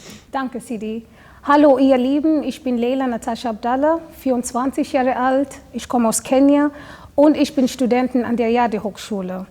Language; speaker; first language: German; non-native, fluent; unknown